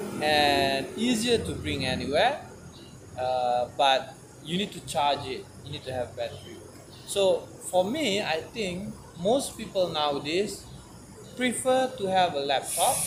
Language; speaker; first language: English; non-native, learner; Malay